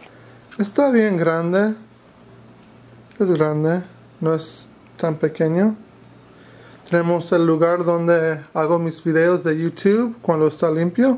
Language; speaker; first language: Spanish; non-native, fluent; English